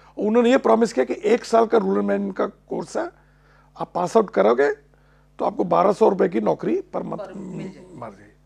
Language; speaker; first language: Hindi; non-native, local second language; Punjabi